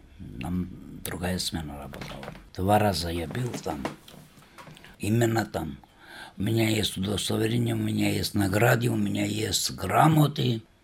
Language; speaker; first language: Russian; native; Russian